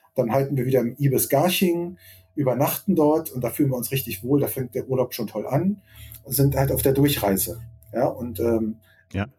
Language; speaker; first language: German; native; German